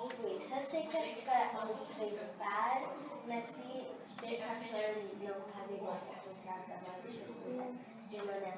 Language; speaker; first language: French; early bilingual, other home language; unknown